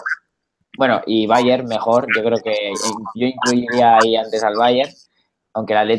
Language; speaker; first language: Spanish; native; Spanish